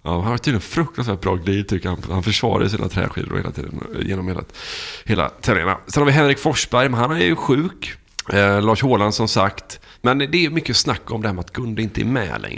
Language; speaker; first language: Swedish; native; Swedish